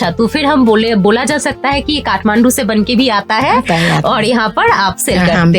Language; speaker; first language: Hindi; native; Hindi